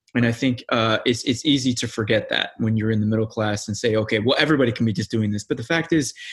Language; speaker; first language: English; native; English